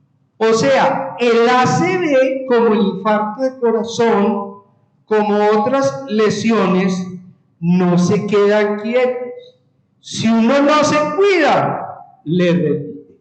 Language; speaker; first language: Spanish; native; Spanish